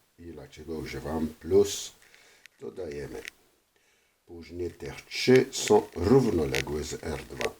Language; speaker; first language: Polish; non-native, fluent; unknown